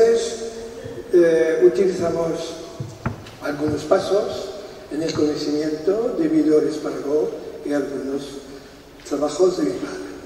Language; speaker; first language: Spanish; non-native, fluent; French